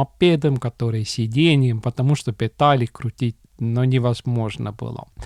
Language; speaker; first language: Russian; non-native, local second language; Estonian